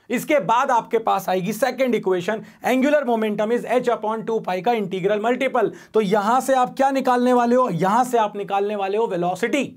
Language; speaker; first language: Hindi; native; Hindi